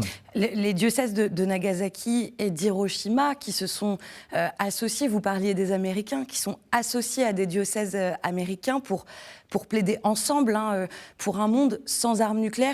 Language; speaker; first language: French; native; French